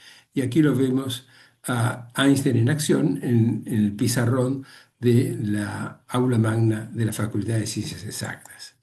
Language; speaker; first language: Spanish; native; Spanish